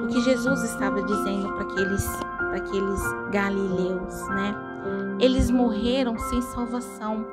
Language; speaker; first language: Portuguese; native; Portuguese